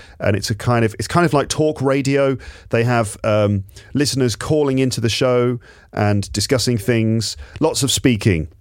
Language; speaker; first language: English; native; English